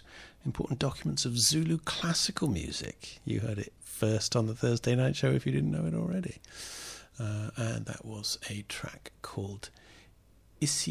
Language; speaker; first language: English; native; English